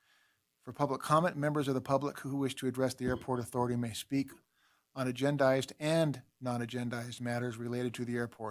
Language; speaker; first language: English; native; English